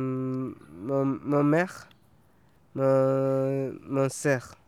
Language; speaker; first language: French; non-native, learner; Tamil